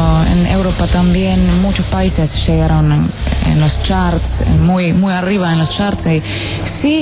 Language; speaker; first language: Spanish; non-native, fluent; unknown